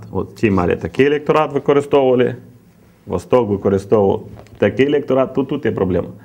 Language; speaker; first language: Ukrainian; non-native, local second language; Romanian